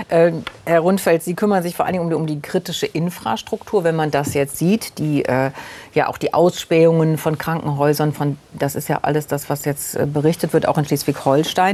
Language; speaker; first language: German; native; German